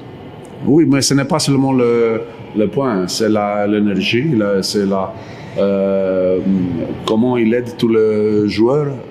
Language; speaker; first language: French; non-native, learner; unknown